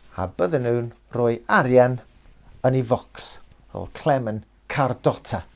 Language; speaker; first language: Welsh; non-native, local second language; English